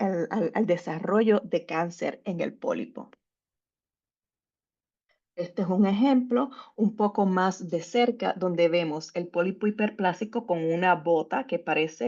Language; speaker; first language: Spanish; native; Spanish